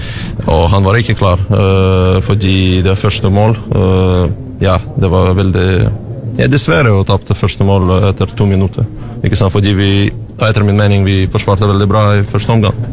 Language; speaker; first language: Norwegian; non-native, learner; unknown